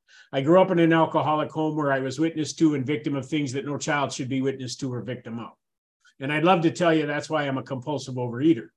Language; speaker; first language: English; native; English